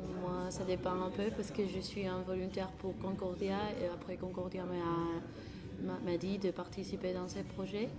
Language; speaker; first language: French; non-native, learner; Spanish